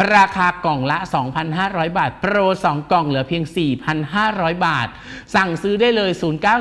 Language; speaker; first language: Thai; native; Thai